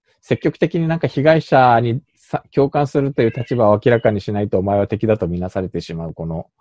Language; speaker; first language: Japanese; native; Japanese